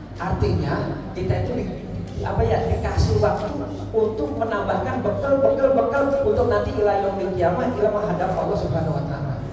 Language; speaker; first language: Indonesian; non-native, local second language; Javanese